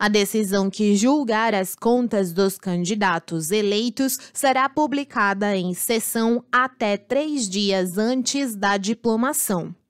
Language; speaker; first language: Portuguese; native; Portuguese